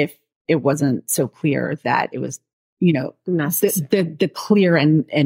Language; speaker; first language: English; native; English